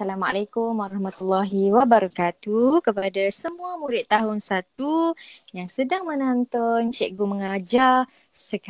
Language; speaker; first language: Malay; native; Malay